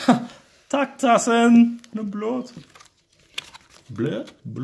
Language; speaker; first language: Norwegian; non-native, learner; English